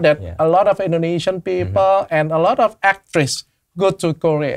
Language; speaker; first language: English; non-native, learner; Indonesian